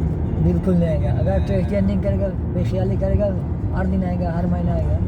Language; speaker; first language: Hindi; non-native, learner; Tajik